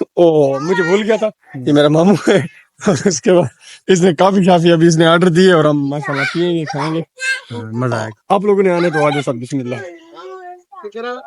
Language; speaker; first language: Urdu; non-native, local second language; Punjabi